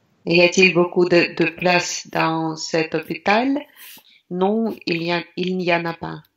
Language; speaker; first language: French; non-native, learner; Russian